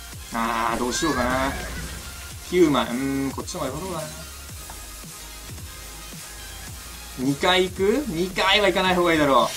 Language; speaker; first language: Japanese; native; Japanese